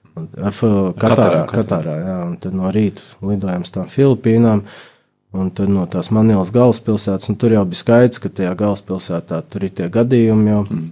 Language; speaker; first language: Latvian; native; Latvian